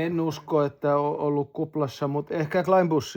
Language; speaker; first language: Finnish; native; Finnish